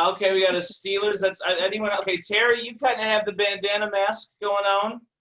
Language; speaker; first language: English; native; English